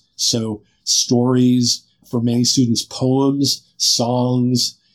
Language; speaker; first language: English; native; English